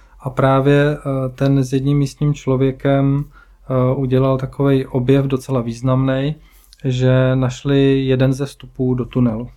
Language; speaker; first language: Czech; native; Czech